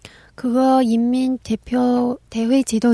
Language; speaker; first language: Korean; non-native, local second language; Chinese